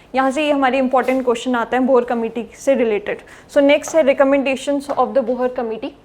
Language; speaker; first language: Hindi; native; Hindi